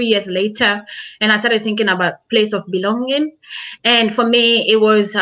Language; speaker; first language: English; early bilingual, other home language; Krio